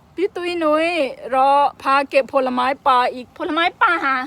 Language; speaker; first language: Thai; non-native, local second language; Khmer